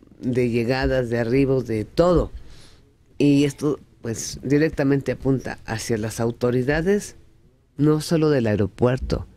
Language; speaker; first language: Spanish; native; Spanish